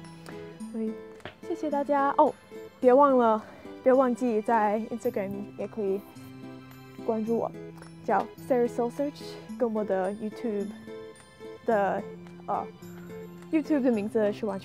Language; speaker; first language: Chinese; non-native, fluent; English